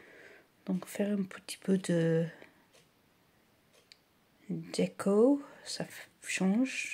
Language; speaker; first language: French; non-native, learner; English